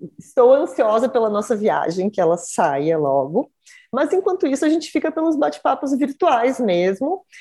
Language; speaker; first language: Portuguese; native; Portuguese